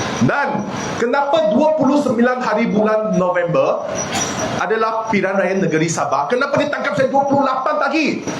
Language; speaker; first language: Malay; non-native, local second language; Chinese